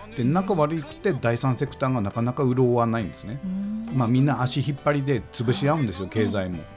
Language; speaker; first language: Japanese; native; Japanese